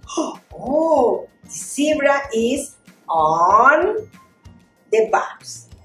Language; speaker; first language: English; non-native, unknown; Spanish